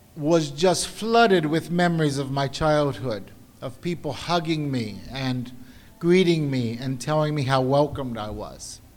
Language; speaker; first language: English; early bilingual, other home language; Spanish